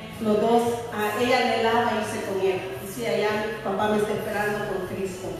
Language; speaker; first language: Spanish; native; Spanish